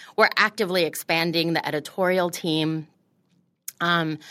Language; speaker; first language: English; native; English